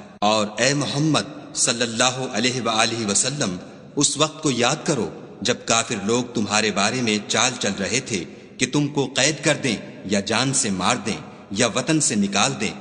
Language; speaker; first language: Urdu; native; Urdu